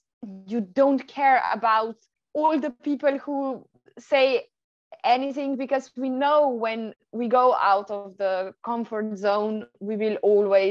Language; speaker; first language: English; non-native, fluent; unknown